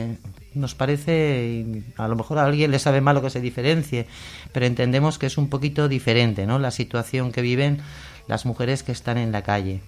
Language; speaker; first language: Spanish; native; Spanish